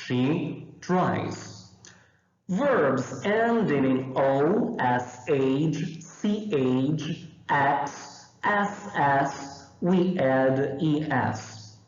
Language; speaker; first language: English; non-native, fluent; Portuguese